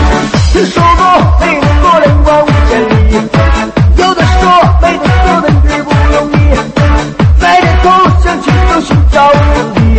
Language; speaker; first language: Chinese; native; Chinese